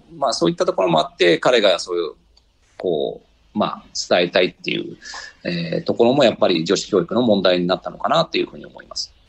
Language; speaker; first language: Japanese; native; Japanese